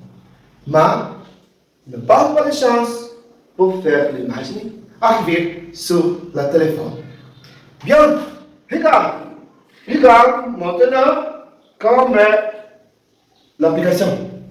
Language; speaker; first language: French; non-native, learner; Portuguese